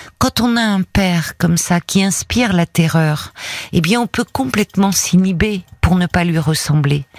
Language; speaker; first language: French; native; French